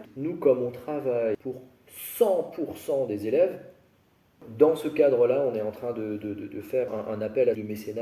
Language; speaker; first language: French; native; French